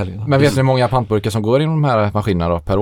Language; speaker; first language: Swedish; native; Swedish